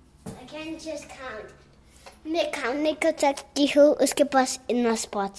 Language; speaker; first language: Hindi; early bilingual, heritage; Hindi